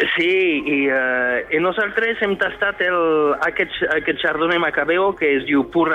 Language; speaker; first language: Catalan; non-native, fluent; French